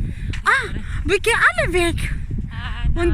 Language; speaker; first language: German; non-native, learner; Filipino